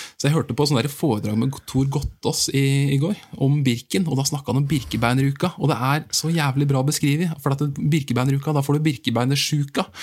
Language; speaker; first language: Norwegian; native; Norwegian